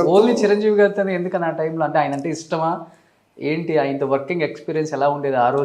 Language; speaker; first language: Telugu; native; Telugu